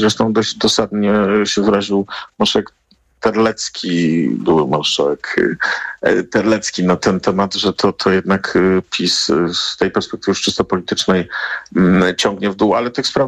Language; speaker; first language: Polish; native; Polish